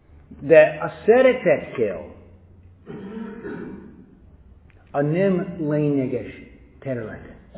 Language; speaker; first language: Hungarian; non-native, fluent; English